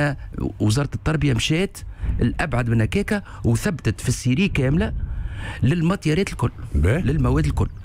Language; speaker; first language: Arabic; native; Arabic